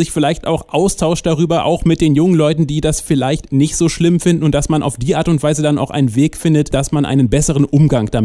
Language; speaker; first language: German; native; German